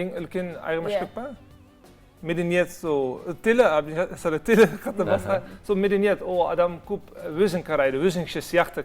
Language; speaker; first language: Kazakh; non-native, learner; Dutch